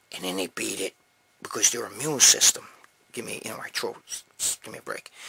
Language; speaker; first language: English; native; English